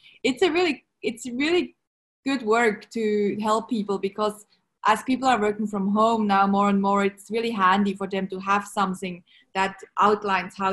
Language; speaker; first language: English; non-native, fluent; Swiss German